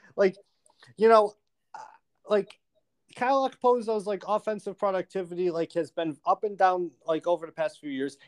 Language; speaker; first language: English; native; English